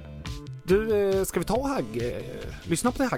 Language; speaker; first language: Swedish; native; Swedish